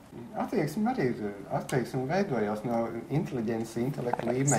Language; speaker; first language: Latvian; native; Latvian